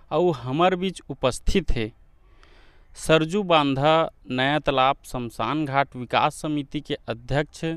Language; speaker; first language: Hindi; native; Hindi